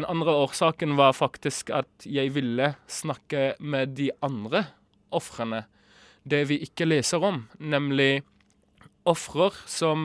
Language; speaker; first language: Norwegian; early bilingual, other home language; Arabic